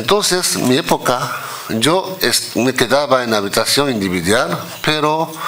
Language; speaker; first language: Spanish; non-native, fluent; Japanese